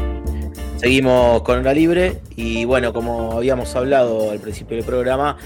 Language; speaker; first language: Spanish; native; Spanish